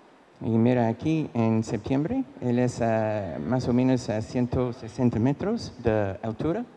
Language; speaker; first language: Spanish; non-native, fluent; English